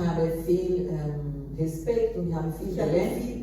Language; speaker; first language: German; non-native, learner; Portuguese